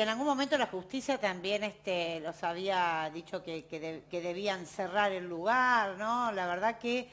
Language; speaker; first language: Spanish; native; Spanish